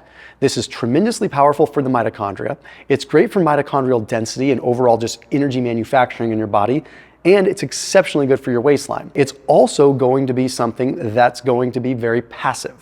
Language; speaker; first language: English; native; English